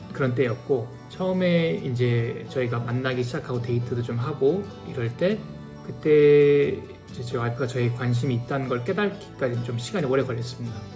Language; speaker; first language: Korean; native; Korean